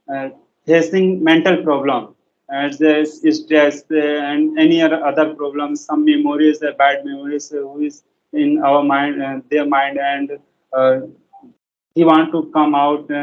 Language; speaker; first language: English; non-native, learner; Hindi